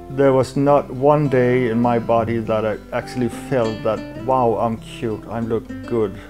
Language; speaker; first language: English; non-native, fluent; Danish